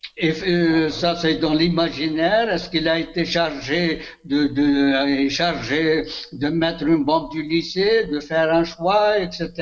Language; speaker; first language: French; non-native, local second language; Kabyle